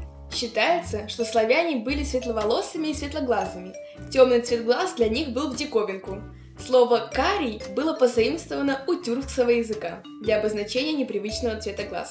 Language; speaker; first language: Russian; native; Russian